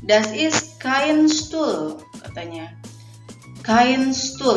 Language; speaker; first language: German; non-native, fluent; Indonesian